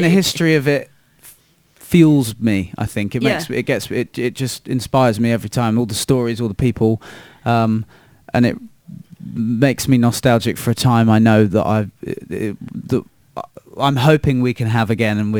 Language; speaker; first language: English; native; English